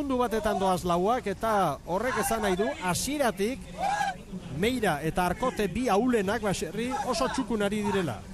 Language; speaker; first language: Basque; native; Basque